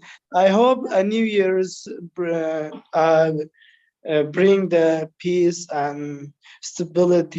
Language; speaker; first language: English; non-native, learner; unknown